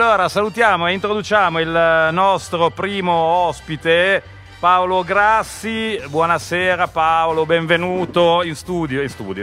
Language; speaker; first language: Italian; native; Italian